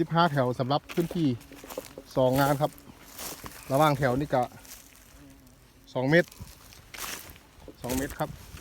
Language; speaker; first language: Thai; native; Thai